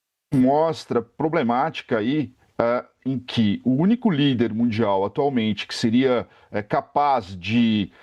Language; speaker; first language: Portuguese; native; Portuguese